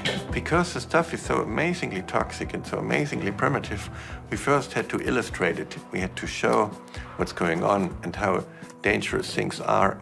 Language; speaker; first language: English; non-native, fluent; German